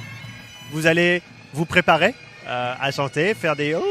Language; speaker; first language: French; native; French